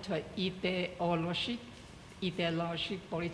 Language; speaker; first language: French; non-native, learner; Chinese